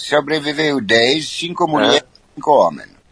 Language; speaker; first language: Portuguese; non-native, fluent; French